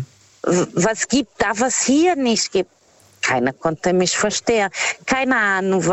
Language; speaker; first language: German; non-native, fluent; Portuguese